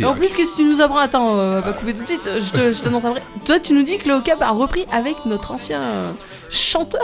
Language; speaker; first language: French; native; French